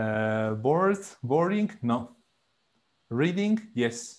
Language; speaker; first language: English; non-native, fluent; Spanish